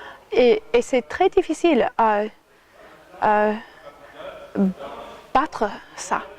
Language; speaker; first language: French; non-native, fluent; English